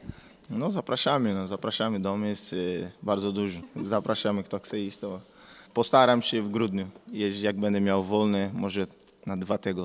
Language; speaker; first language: Polish; non-native, learner; Portuguese